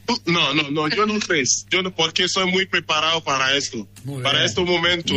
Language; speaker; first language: Spanish; non-native, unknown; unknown